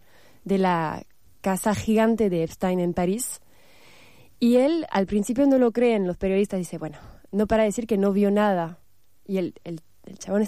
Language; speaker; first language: Spanish; non-native, fluent; French